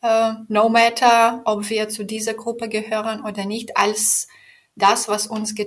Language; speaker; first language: German; non-native, fluent; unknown